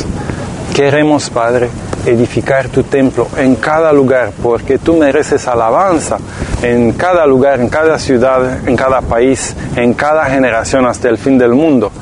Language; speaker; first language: Spanish; non-native, fluent; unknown